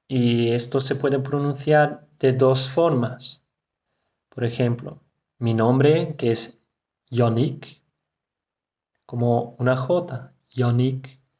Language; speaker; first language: Spanish; non-native, fluent; Dutch